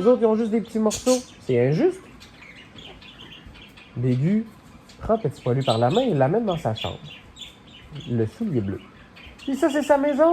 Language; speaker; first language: French; native; French